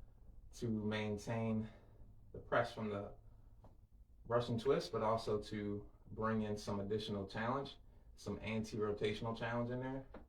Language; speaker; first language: English; native; English